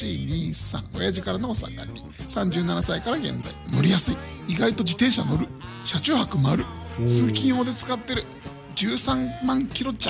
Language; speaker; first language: Japanese; native; Japanese